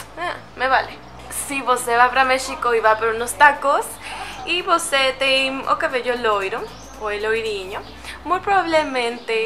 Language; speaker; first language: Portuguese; non-native, learner; Spanish